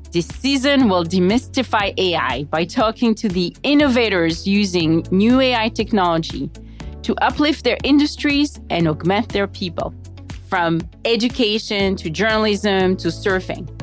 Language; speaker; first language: English; non-native, fluent; French